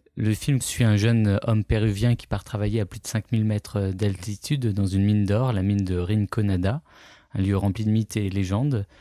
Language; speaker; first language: French; native; French